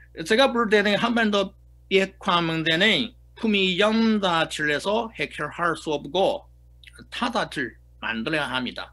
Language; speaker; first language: Korean; non-native, fluent; Chinese